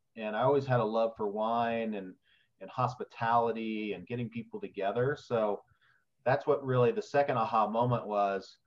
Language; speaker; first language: English; native; English